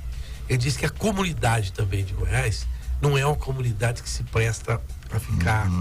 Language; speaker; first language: Portuguese; native; Portuguese